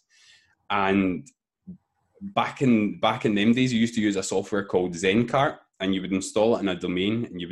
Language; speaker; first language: English; native; English